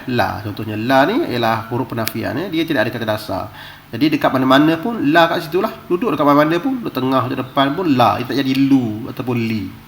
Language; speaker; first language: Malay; native; Malay